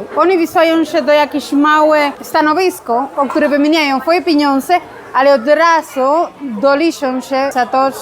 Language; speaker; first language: Polish; non-native, learner; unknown